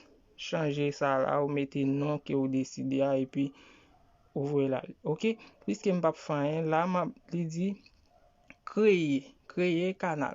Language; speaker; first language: French; non-native, learner; Haitian Creole